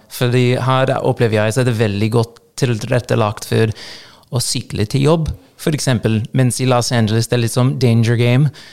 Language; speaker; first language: Norwegian; non-native, fluent; English